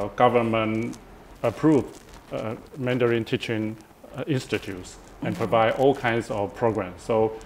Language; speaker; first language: English; non-native, fluent; Chinese